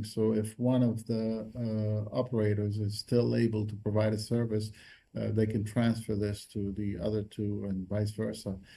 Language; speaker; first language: English; non-native, fluent; Arabic